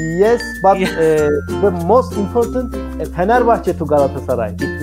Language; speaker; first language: English; non-native, learner; Turkish